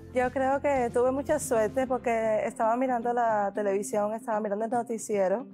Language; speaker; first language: Spanish; native; Spanish